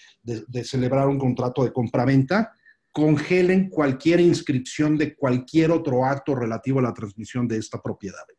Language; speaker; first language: Spanish; native; Spanish